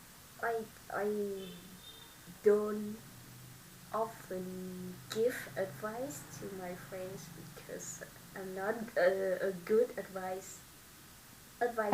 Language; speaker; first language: English; non-native, learner; Vietnamese